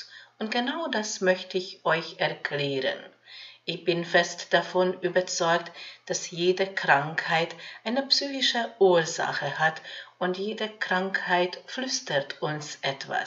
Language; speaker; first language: German; non-native, fluent; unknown